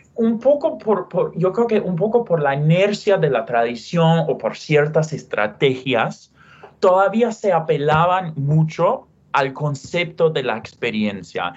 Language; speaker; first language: Spanish; non-native, fluent; English